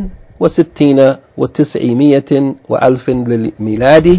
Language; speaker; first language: Arabic; non-native, fluent; English